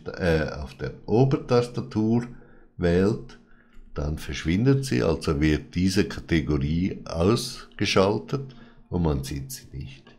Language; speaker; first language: German; non-native, fluent; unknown